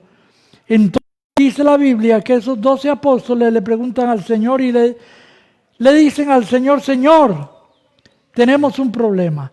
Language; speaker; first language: Spanish; native; Spanish